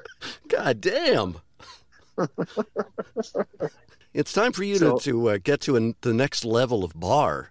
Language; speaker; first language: English; native; English